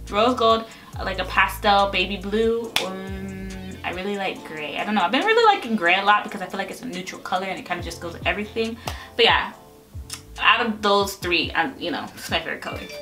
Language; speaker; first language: English; native; English